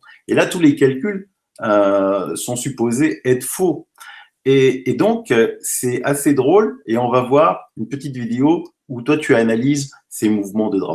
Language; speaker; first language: French; native; French